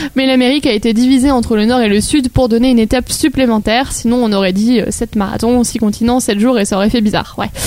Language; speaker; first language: French; native; French